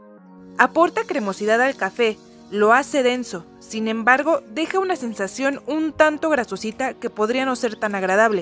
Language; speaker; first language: Spanish; native; Spanish